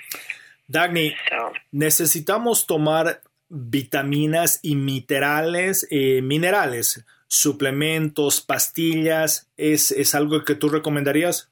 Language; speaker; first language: Spanish; native; Spanish